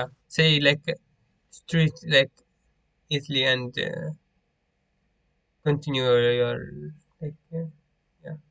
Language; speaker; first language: English; non-native, learner; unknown